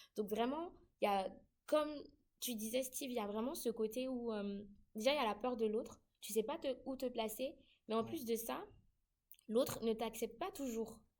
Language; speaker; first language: French; native; French